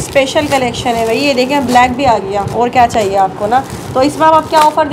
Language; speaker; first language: Urdu; native; Urdu